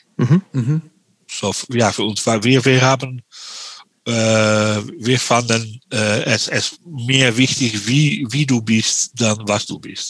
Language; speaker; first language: German; non-native, learner; Dutch